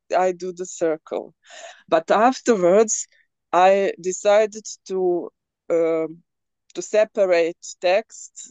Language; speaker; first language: English; non-native, learner; Serbian